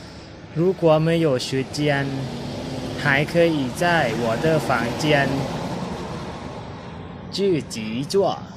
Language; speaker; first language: Chinese; non-native, learner; Lao